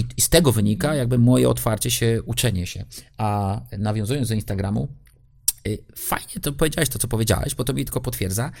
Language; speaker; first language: Polish; native; Polish